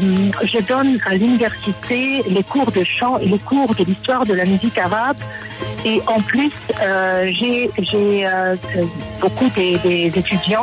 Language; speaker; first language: French; non-native, local second language; Arabic